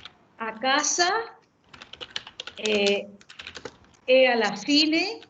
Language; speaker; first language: Italian; non-native, learner; Spanish